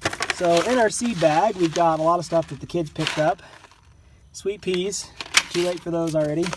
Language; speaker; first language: English; native; English